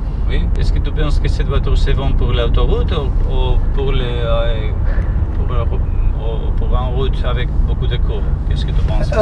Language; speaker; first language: French; non-native, learner; Spanish